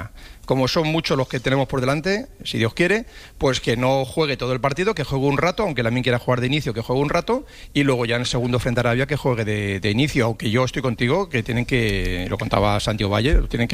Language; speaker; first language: Spanish; native; Spanish